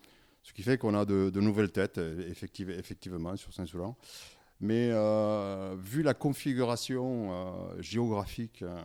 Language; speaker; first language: French; native; French